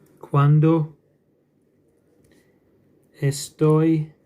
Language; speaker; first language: Spanish; non-native, fluent; English